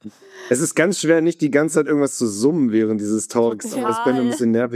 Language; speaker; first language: German; native; German